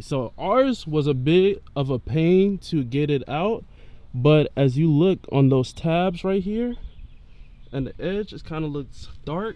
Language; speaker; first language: English; native; English